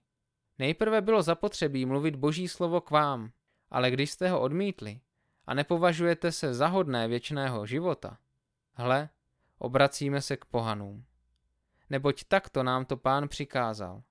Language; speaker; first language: Czech; native; Czech